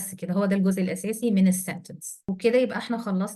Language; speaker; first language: Arabic; native; Arabic